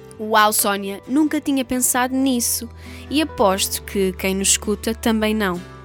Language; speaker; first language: Portuguese; native; Portuguese